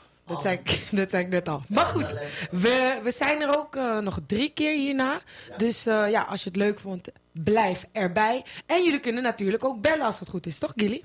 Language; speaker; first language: Dutch; native; Dutch